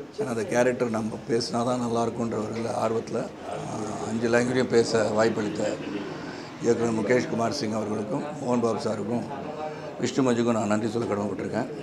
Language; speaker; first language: Tamil; native; Tamil